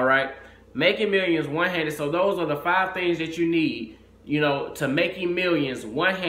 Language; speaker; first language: English; native; English